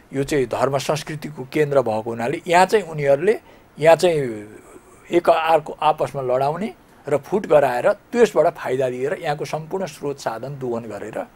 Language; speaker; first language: Nepali; native; Nepali